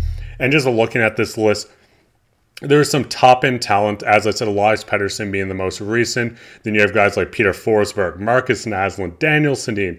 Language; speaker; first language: English; native; English